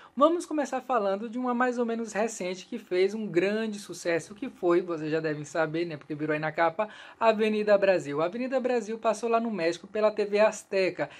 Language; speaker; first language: Portuguese; native; Portuguese